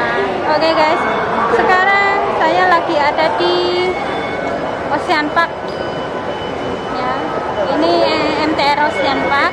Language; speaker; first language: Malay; non-native, local second language; Javanese